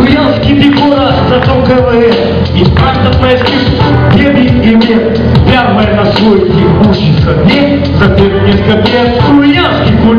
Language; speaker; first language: Bulgarian; early bilingual, heritage; Bulgarian